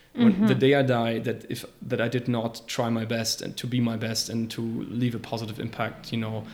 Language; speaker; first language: English; non-native, fluent; German